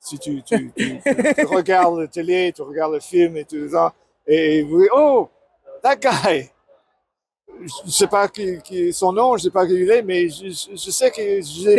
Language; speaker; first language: French; non-native, learner; English